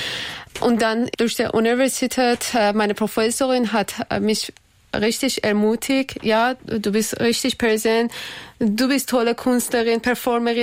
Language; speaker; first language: German; non-native, learner; Persian